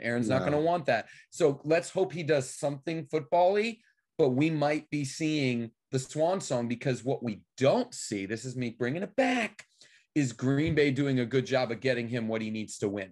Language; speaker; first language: English; native; English